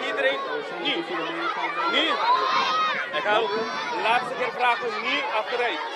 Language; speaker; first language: Dutch; non-native, local second language; Papiamento